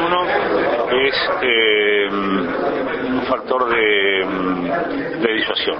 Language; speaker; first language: Spanish; native; Spanish